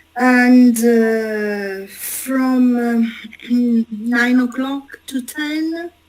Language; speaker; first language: English; non-native, learner; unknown